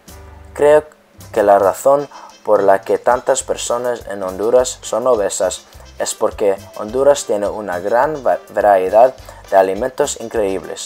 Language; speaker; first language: Spanish; non-native, learner; English